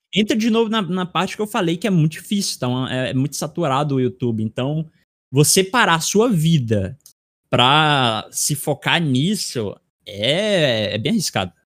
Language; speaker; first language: Portuguese; native; Portuguese